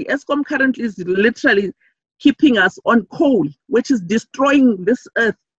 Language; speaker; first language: English; non-native, local second language; Southern Sotho